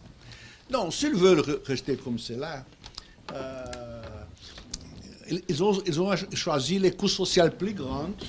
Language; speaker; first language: French; non-native, fluent; Portuguese